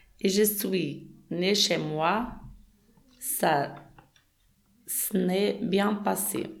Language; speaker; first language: French; non-native, learner; Portuguese